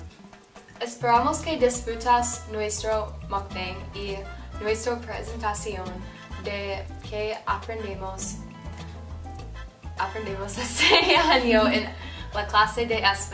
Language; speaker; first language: Spanish; non-native, learner; English